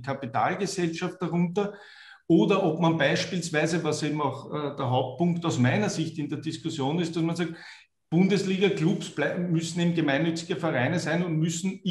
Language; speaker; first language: German; native; German